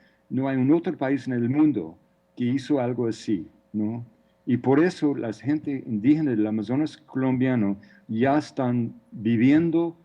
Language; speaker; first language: Spanish; non-native, fluent; English